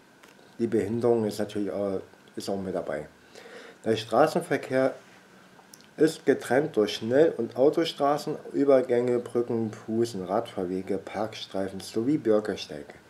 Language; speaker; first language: German; native; German